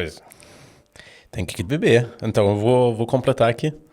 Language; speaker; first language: Portuguese; non-native, fluent; Swedish